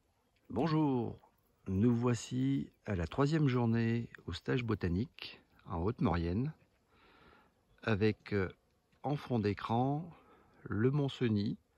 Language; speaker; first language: French; native; French